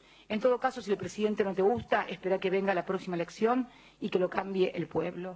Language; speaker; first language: Spanish; native; Spanish